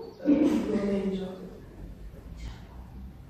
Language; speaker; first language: German; non-native, learner; Croatian